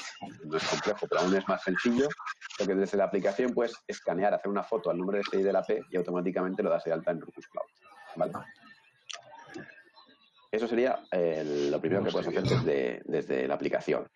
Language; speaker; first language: Spanish; native; Spanish